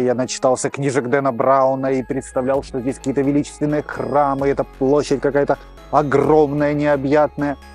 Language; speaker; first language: Russian; native; Russian